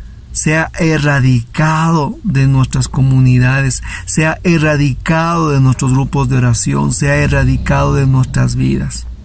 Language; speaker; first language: Spanish; native; Spanish